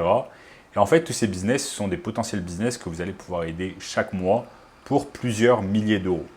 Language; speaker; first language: French; native; French